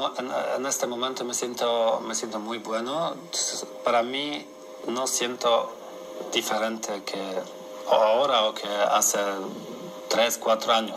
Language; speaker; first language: Spanish; non-native, learner; Polish